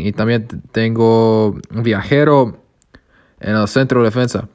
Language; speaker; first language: Spanish; non-native, learner; English